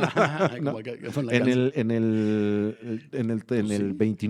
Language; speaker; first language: Spanish; native; Spanish